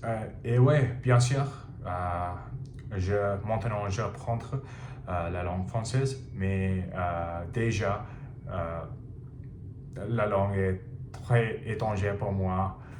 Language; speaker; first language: French; non-native, learner; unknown